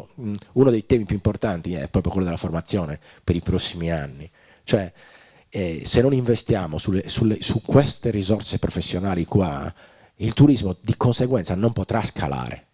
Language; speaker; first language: Italian; native; Italian